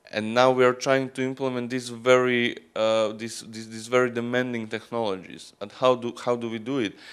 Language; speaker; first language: English; non-native, fluent; Croatian